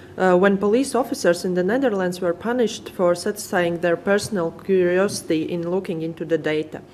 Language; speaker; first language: English; non-native, fluent; Latvian